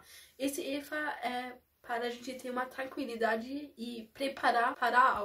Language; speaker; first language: Portuguese; early bilingual, heritage; Portuguese